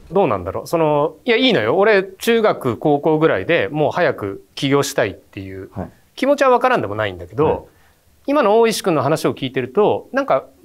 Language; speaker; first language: Japanese; native; Japanese